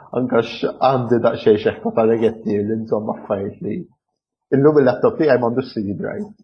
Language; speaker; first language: Maltese; early bilingual, other home language; English